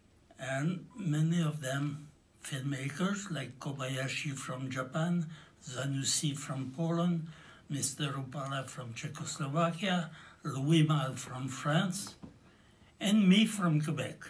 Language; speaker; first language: English; non-native, fluent; French